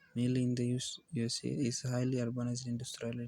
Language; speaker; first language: English; non-native, local second language; Amharic